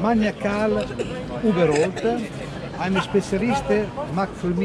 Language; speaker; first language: German; non-native, learner; Italian